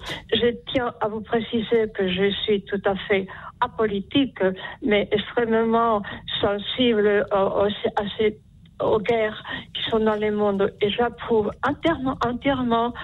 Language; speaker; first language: French; non-native, fluent; Spanish